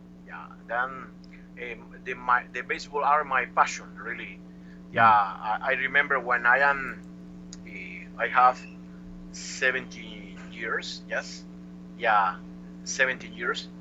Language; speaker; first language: English; non-native, learner; Spanish